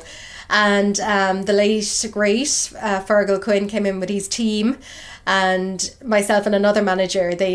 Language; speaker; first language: English; native; English